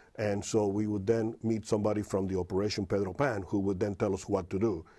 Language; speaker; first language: English; non-native, fluent; Spanish